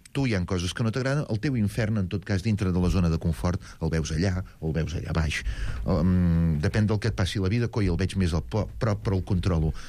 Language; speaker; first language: Catalan; native; Catalan